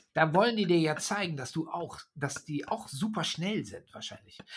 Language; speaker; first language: German; native; German